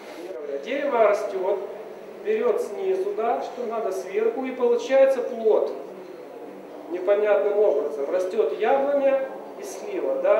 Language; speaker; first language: Russian; native; Russian